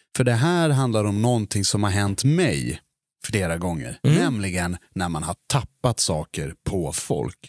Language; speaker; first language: Swedish; native; Swedish